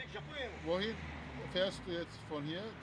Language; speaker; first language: German; non-native, fluent; Turkish